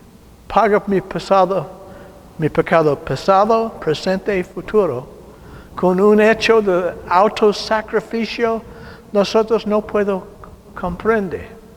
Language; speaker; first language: Spanish; non-native, learner; English